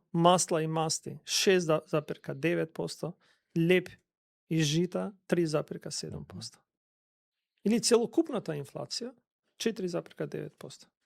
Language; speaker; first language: Macedonian; non-native, local second language; Albanian